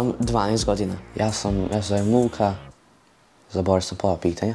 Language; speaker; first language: Serbian; early bilingual, heritage; Serbian